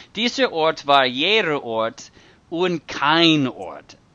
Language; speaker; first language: German; non-native, learner; English